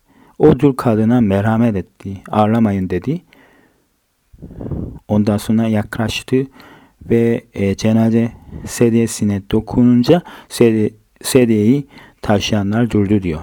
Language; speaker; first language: Turkish; non-native, fluent; Korean